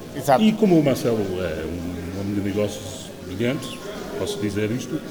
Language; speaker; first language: Portuguese; non-native, fluent; English